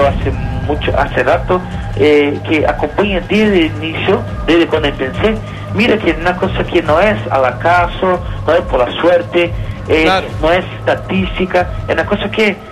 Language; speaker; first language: Spanish; non-native, learner; Portuguese